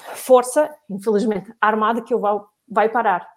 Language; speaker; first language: Portuguese; non-native, fluent; Russian